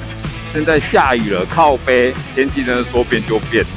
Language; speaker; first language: Chinese; native; Chinese